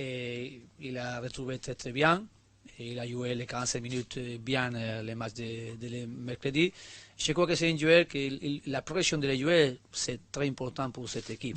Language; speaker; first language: French; non-native, learner; Spanish